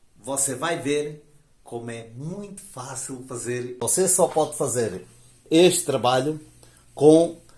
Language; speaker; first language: Portuguese; native; Portuguese